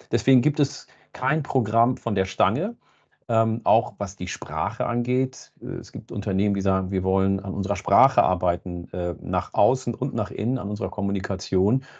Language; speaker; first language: German; native; German